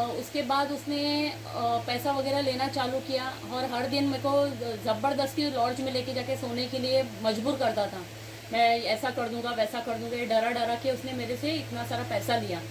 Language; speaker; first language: Hindi; non-native, local second language; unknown